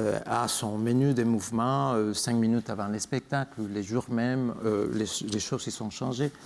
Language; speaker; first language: French; non-native, fluent; Spanish